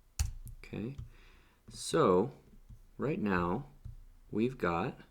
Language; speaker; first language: English; native; English